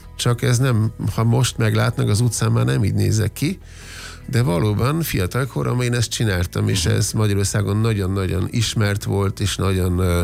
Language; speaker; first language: Hungarian; non-native, fluent; German